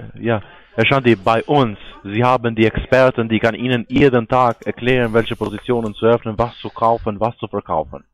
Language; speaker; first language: German; non-native, learner; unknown